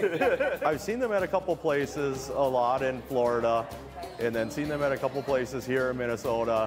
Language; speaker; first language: English; native; English